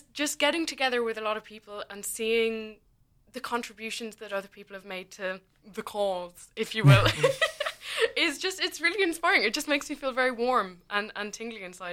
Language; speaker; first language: English; native; English